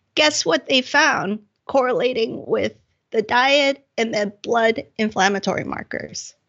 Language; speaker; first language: English; non-native, local second language; Cantonese